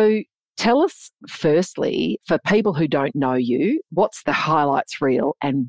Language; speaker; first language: English; native; English